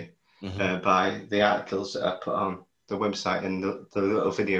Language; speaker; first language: English; native; English